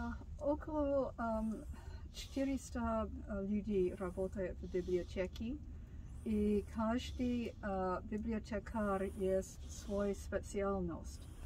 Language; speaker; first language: Russian; non-native, learner; English